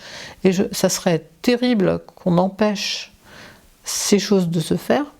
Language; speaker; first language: French; native; French